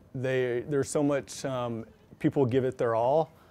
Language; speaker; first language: English; native; English